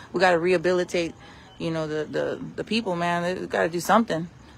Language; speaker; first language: English; early bilingual, other home language; Spanish